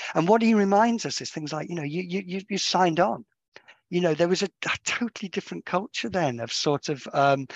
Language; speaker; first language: English; native; English